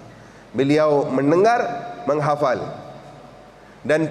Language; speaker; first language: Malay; non-native, fluent; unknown